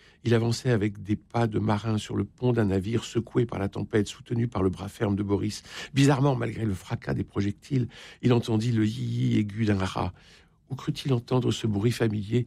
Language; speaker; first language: French; native; French